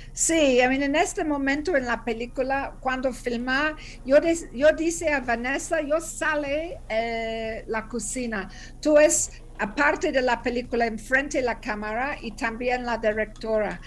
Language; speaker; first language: Spanish; non-native, learner; English